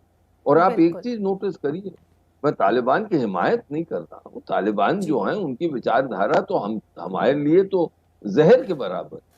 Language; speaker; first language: Hindi; native; Hindi